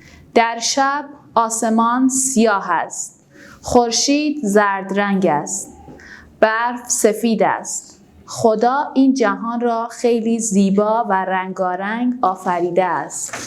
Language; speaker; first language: Persian; non-native, fluent; Urdu